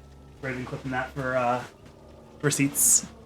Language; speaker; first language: English; native; English